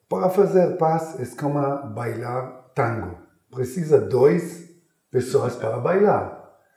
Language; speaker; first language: Portuguese; non-native, learner; Hebrew